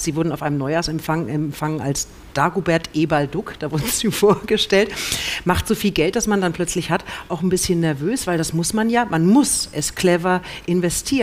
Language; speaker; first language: German; native; German